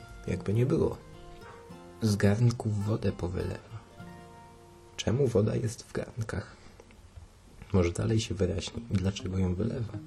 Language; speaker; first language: Polish; native; Polish